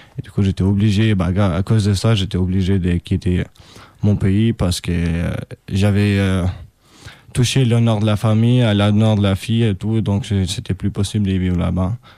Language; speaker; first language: French; non-native, fluent; Albanian